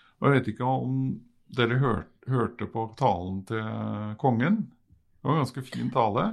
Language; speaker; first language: Norwegian; native; Norwegian